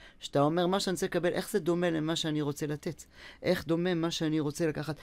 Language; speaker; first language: Hebrew; native; Hebrew